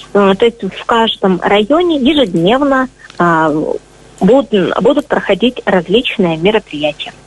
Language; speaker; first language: Russian; native; Russian